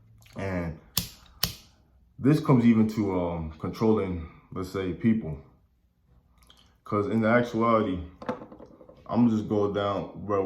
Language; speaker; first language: English; native; English